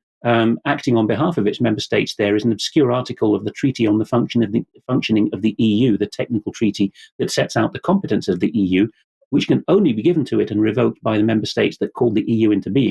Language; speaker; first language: English; non-native, fluent; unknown